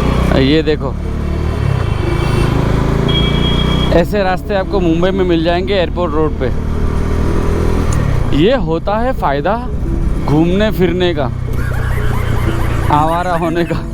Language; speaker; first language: Hindi; native; Hindi